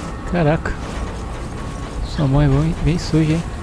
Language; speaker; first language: Portuguese; native; Portuguese